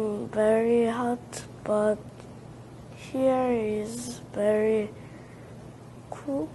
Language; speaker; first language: English; non-native, learner; Korean